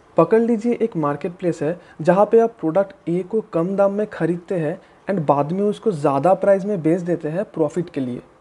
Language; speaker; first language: Hindi; native; Hindi